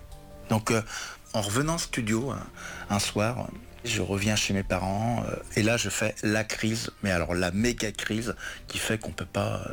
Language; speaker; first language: French; native; French